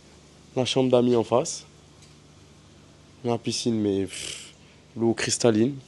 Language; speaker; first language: French; native; French